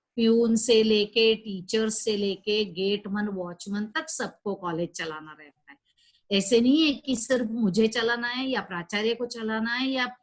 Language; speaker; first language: Hindi; non-native, local second language; Marathi